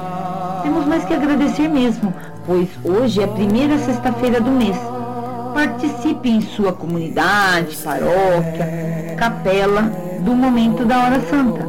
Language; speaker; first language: Portuguese; native; Portuguese